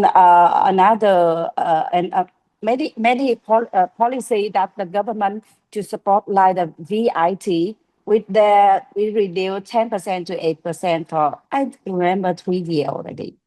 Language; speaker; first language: English; non-native, learner; Vietnamese